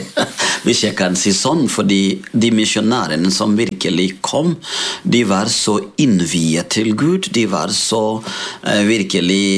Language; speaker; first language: Norwegian; non-native, fluent; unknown